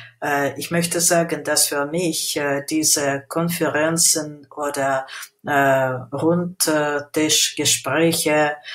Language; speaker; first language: German; non-native, fluent; Russian